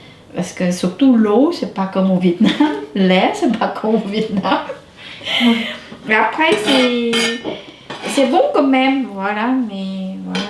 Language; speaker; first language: French; non-native, learner; Vietnamese